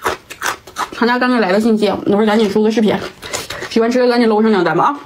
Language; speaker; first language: Chinese; native; Chinese